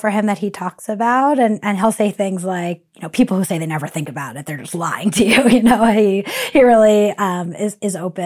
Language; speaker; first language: English; native; English